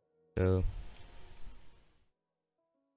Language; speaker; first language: English; native; English